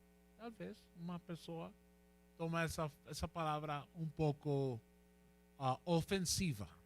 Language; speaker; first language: Portuguese; non-native, learner; Spanish